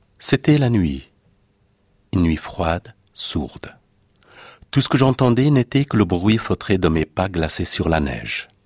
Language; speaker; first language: French; non-native, fluent; Persian